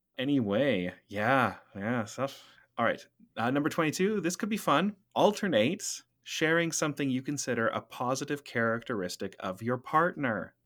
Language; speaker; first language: English; native; English